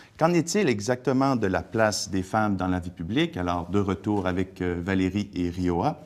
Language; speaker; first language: French; native; French